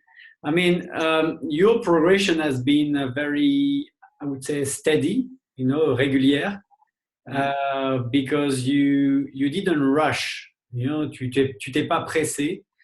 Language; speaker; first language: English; non-native, fluent; French